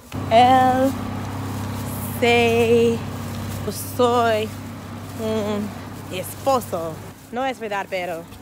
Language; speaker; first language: Spanish; non-native, learner; English